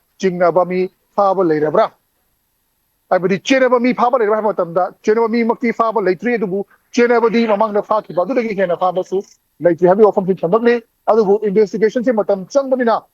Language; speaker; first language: Manipuri; native; Manipuri